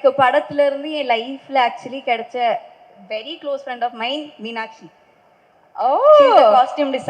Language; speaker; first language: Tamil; non-native, fluent; Malayalam